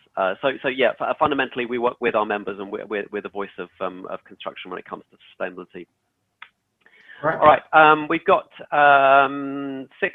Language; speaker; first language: English; native; English